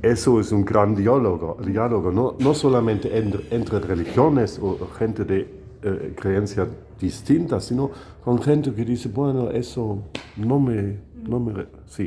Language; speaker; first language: Spanish; non-native, fluent; German